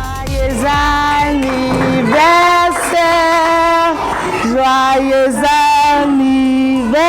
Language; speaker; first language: French; native; French